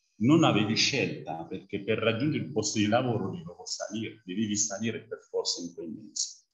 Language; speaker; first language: Italian; non-native, fluent; French